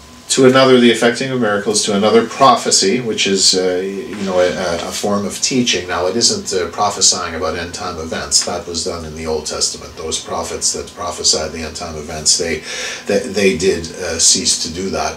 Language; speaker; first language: English; native; English